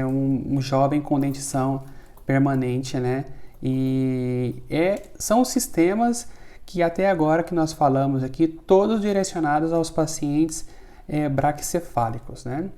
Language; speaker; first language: Portuguese; native; Portuguese